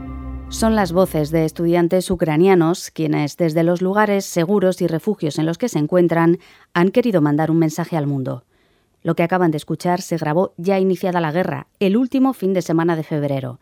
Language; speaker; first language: Spanish; native; Spanish